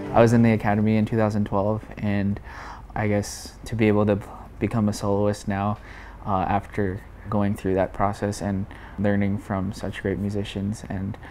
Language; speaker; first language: English; native; English